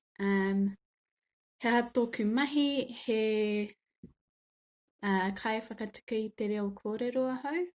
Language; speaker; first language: Māori; non-native, local second language; English